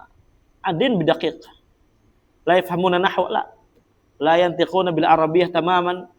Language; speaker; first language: Arabic; non-native, fluent; Indonesian